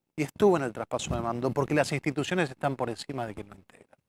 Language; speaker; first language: Spanish; native; Spanish